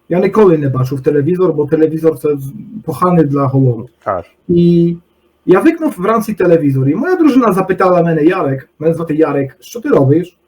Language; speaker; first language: Polish; non-native, learner; Ukrainian